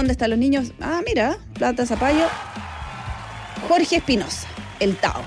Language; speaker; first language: Spanish; native; Spanish